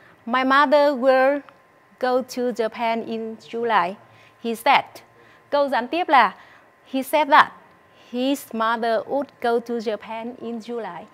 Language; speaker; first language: English; non-native, fluent; Vietnamese